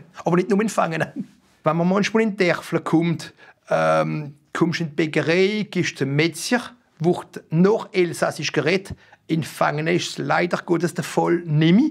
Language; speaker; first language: German; non-native, local second language; French